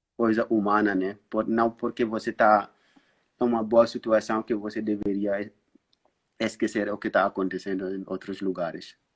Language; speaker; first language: Portuguese; non-native, fluent; Wolof